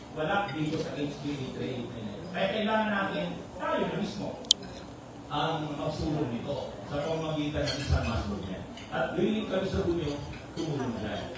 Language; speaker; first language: Filipino; non-native, local second language; Bikol